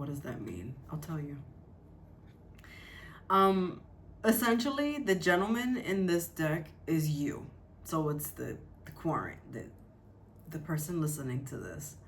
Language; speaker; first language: English; native; English